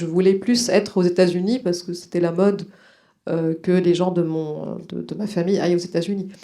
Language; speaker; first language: French; non-native, local second language; Arabic